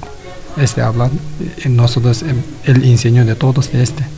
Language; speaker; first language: Spanish; non-native, learner; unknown